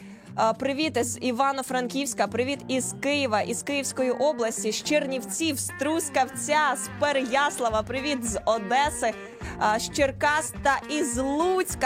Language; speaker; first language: Ukrainian; native; Ukrainian